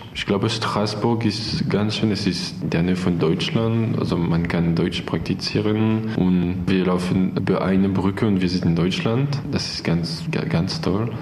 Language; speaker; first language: German; non-native, learner; French